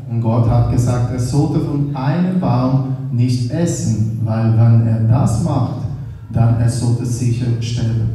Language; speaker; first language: German; non-native, learner; Portuguese